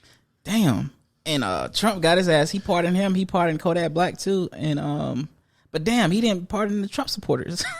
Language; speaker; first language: English; native; English